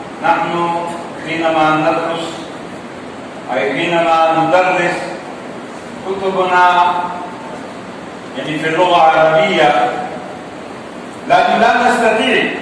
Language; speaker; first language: Arabic; non-native, learner; Urdu